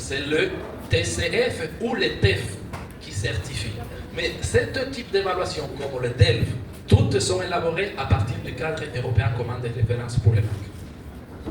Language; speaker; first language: French; non-native, fluent; Spanish